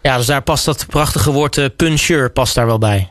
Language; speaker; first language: Dutch; native; Dutch